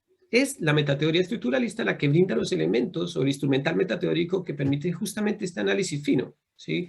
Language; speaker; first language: Spanish; native; Spanish